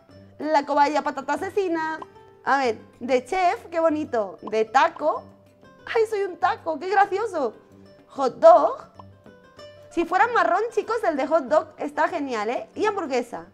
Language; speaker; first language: Spanish; native; Spanish